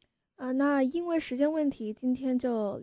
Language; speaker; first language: Chinese; early bilingual, heritage; Chinese